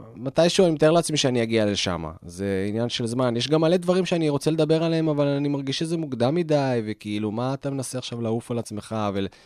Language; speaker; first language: Hebrew; native; Hebrew